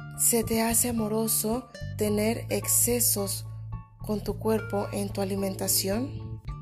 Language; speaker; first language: Spanish; native; Spanish